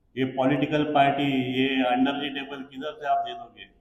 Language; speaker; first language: Hindi; non-native, local second language; Marathi